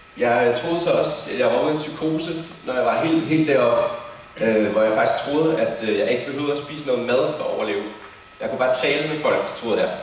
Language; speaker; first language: Danish; native; Danish